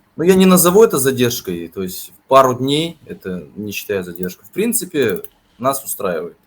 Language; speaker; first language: Russian; native; Russian